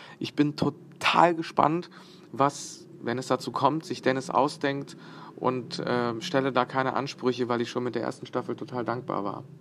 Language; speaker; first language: German; early bilingual, other home language; Bosnian